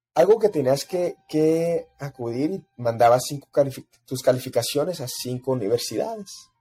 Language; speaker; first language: Spanish; early bilingual, heritage; Spanish